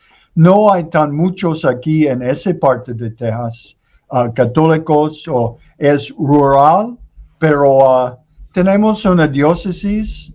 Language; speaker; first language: Spanish; non-native, learner; English